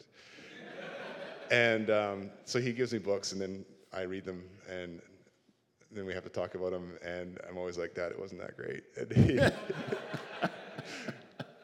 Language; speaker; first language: English; native; English